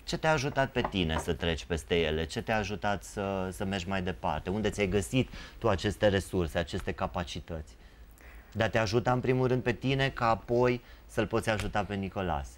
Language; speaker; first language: Romanian; native; Romanian